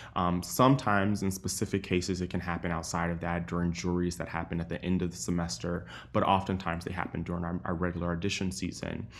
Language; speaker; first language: English; native; English